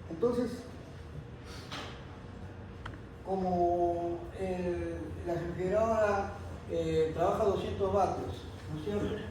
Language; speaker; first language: Spanish; native; Spanish